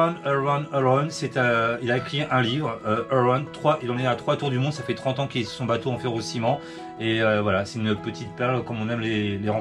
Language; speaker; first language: French; native; French